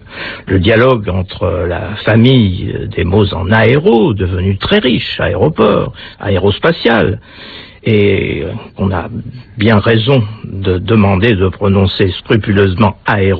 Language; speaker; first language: French; native; French